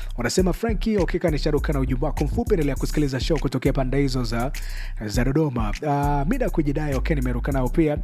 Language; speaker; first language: Swahili; native; Swahili